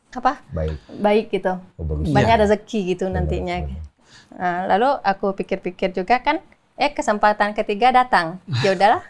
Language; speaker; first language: Indonesian; native; Indonesian